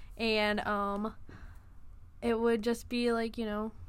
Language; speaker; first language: English; native; English